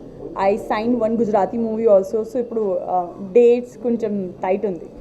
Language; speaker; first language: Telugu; non-native, learner; Gujarati